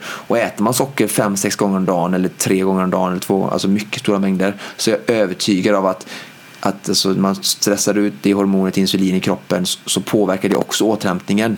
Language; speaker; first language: Swedish; native; Swedish